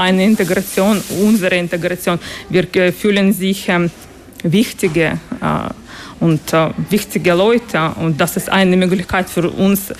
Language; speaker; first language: German; non-native, learner; Ukrainian